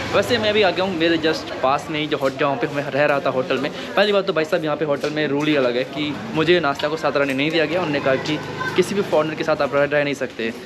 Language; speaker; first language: Hindi; native; Hindi